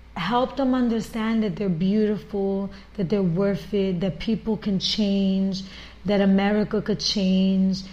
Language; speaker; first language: English; early bilingual, other home language; Spanish